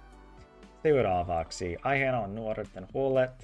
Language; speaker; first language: Finnish; non-native, learner; English